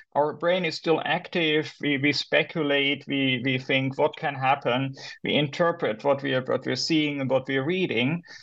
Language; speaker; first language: English; non-native, fluent; German